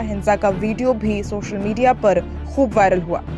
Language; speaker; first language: Hindi; native; Hindi